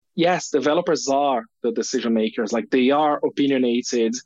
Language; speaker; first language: English; non-native, fluent; Portuguese